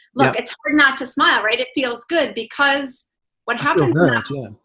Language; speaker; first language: English; non-native, fluent; Russian